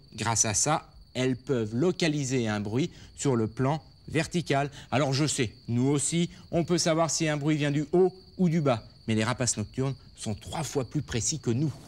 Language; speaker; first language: French; native; French